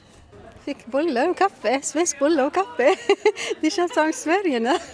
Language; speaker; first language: Swedish; non-native, fluent; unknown